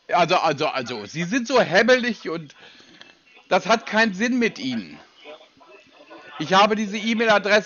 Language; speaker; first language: German; native; German